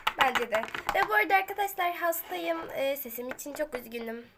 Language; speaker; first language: Turkish; native; Turkish